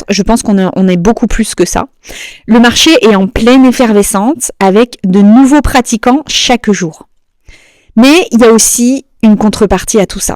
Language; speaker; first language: French; native; French